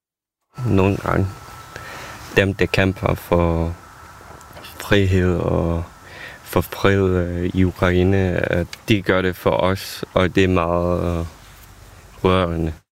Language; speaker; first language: Danish; early bilingual, other home language; Ukrainian